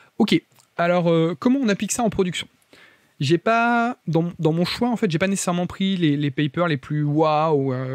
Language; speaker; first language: French; native; French